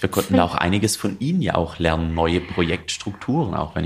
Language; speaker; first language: German; native; German